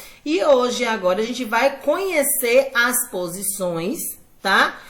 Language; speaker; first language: Portuguese; native; Portuguese